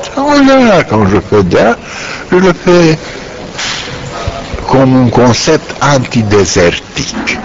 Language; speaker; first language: French; non-native, learner; Romanian